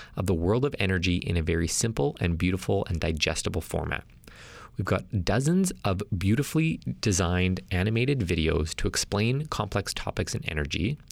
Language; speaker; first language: English; native; English